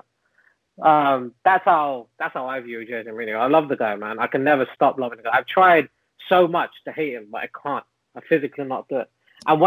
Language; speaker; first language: English; native; English